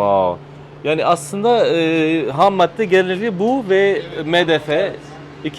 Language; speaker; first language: Turkish; non-native, learner; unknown